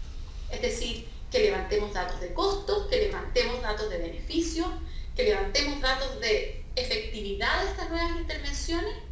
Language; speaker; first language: Spanish; native; Spanish